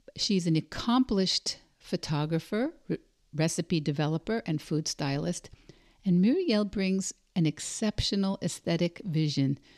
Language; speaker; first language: English; native; English